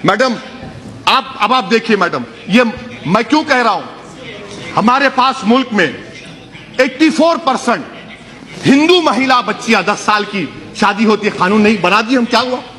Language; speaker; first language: Urdu; native; Urdu